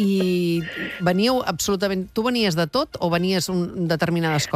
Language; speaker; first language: Catalan; native; Catalan